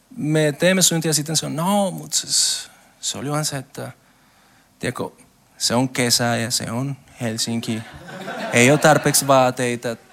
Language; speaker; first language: Finnish; non-native, learner; Spanish